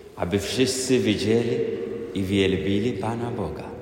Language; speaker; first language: Polish; non-native, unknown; Amharic